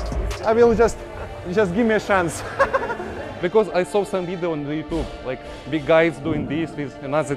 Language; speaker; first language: English; non-native, learner; Russian